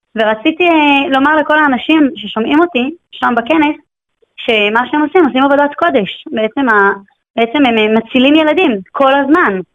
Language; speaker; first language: Hebrew; native; Hebrew